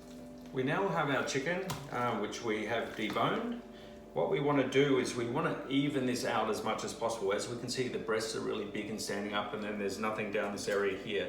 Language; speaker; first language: English; native; English